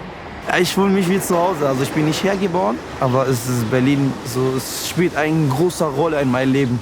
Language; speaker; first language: German; non-native, learner; Arabic